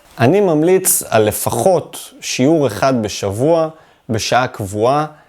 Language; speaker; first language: Hebrew; native; Hebrew